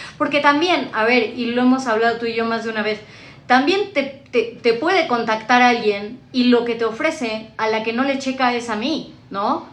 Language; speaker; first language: Spanish; native; Spanish